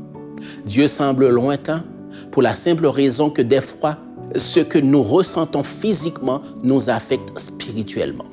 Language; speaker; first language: French; native; French